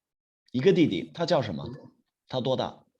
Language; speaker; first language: Chinese; non-native, fluent; English